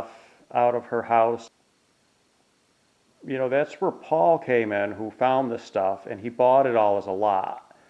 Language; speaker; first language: English; native; English